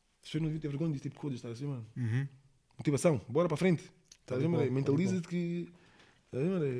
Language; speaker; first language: Portuguese; early bilingual, heritage; English